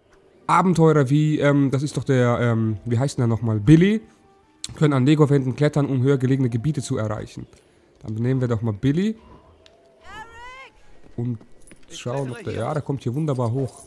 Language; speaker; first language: German; native; German